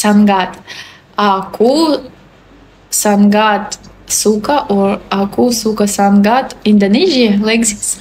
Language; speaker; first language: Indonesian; non-native, learner; Russian